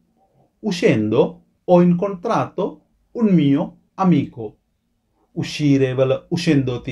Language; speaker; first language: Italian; non-native, fluent; Sinhala